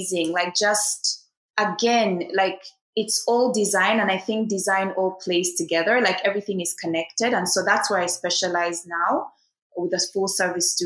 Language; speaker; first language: English; non-native, local second language; Ganda